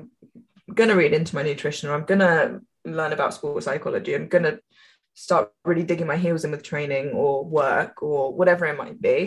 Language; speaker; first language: English; native; English